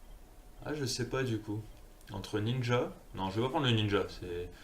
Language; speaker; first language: French; native; French